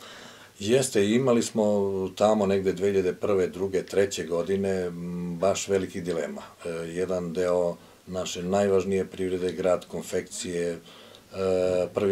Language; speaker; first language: Croatian; native; Croatian